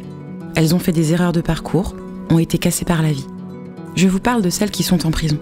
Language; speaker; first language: French; native; French